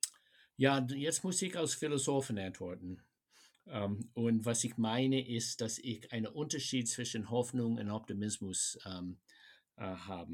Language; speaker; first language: German; non-native, fluent; English